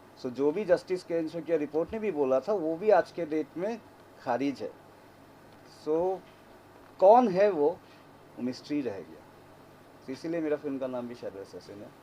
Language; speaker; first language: Hindi; non-native, local second language; Assamese